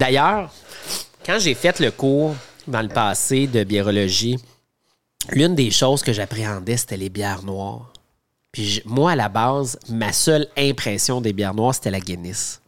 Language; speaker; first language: French; native; French